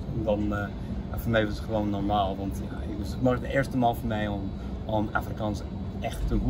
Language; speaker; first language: Dutch; non-native, fluent; English